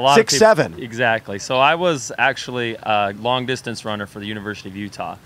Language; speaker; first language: English; native; English